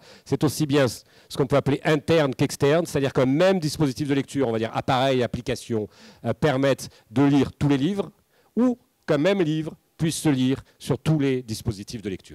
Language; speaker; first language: French; native; French